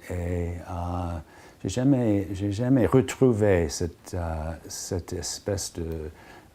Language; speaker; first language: French; non-native, fluent; English